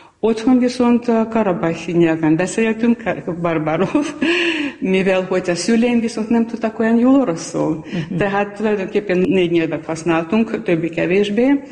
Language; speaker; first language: Hungarian; non-native, fluent; Armenian